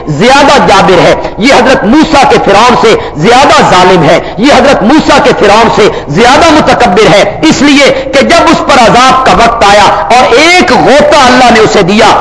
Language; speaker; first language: Urdu; non-native, local second language; Punjabi